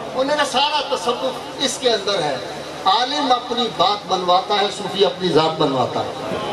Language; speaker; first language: Urdu; non-native, local second language; Punjabi